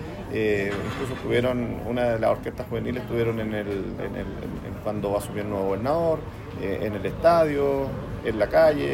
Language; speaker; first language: Spanish; native; Spanish